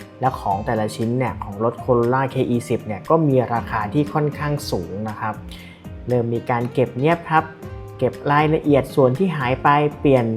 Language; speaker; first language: Thai; native; Thai